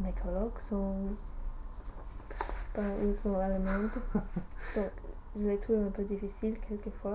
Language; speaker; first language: French; non-native, learner; English